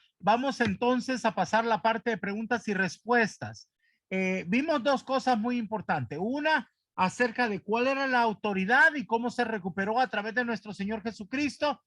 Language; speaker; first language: Spanish; native; Spanish